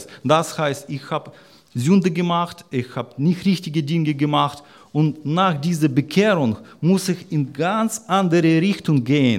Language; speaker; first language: German; non-native, learner; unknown